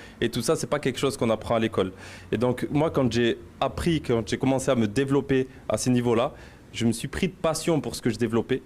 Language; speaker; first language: French; native; French